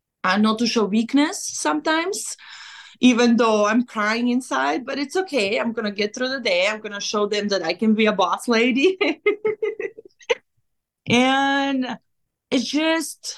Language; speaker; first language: English; non-native, fluent; Serbian